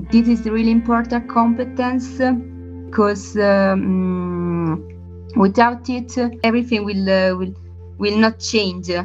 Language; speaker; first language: English; non-native, learner; Italian